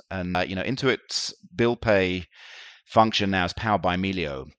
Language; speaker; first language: English; native; English